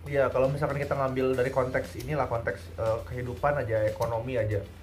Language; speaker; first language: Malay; non-native, local second language; Sundanese